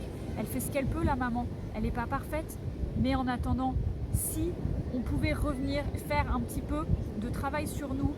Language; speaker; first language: French; native; French